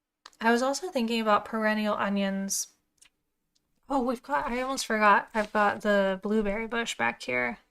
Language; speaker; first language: English; native; English